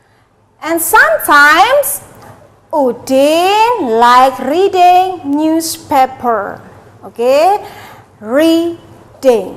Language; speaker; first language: English; non-native, learner; Indonesian